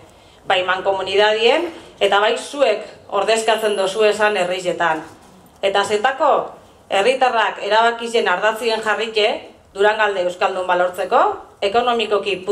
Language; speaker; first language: Basque; native; Basque